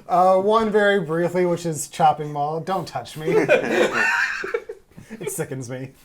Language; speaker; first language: English; native; English